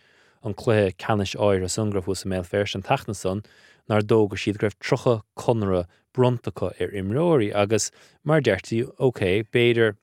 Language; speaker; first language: Irish; native; Irish